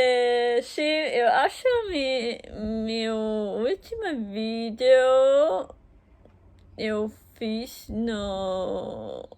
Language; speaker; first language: Portuguese; non-native, learner; German